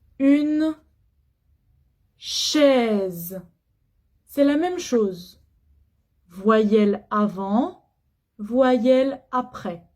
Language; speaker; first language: French; non-native, fluent; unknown